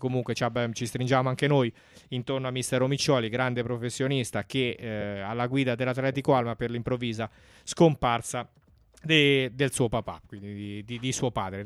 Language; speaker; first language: Italian; native; Italian